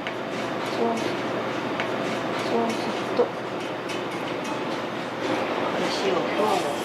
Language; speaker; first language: Japanese; native; Japanese